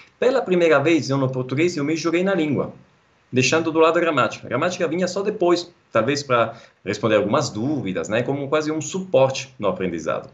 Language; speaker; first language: Portuguese; non-native, fluent; Italian